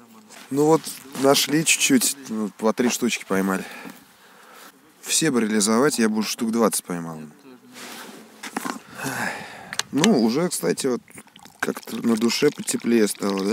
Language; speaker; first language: Russian; native; Russian